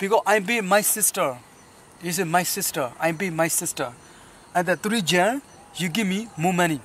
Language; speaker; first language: English; non-native, learner; Burmese